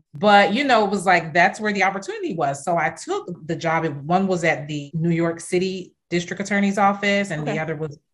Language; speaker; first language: English; native; English